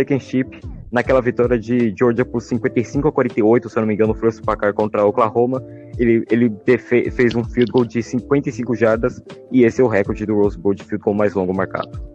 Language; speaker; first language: Portuguese; native; Portuguese